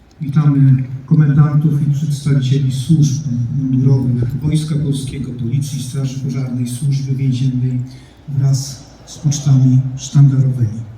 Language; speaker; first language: Polish; native; Polish